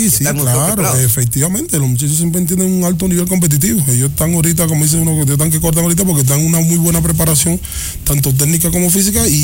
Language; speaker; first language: Spanish; native; Spanish